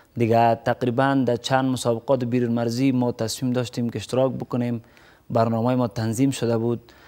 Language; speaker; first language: Persian; native; Persian